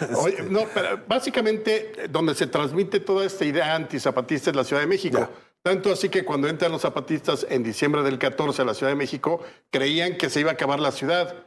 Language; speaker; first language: Spanish; native; Spanish